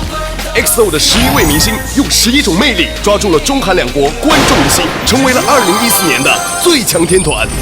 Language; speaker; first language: Chinese; native; Chinese